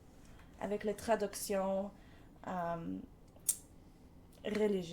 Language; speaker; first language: French; non-native, learner; English